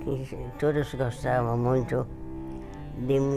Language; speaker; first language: Portuguese; non-native, fluent; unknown